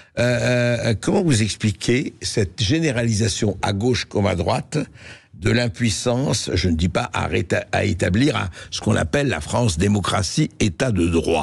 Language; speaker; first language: French; native; French